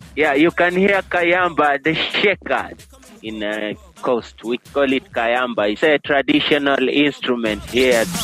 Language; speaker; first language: English; non-native, local second language; Giryama